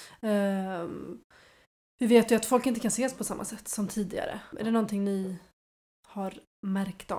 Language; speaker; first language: Swedish; native; Swedish